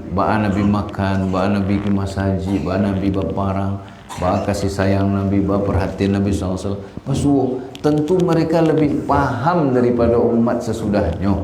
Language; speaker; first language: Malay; non-native, local second language; Minangkabau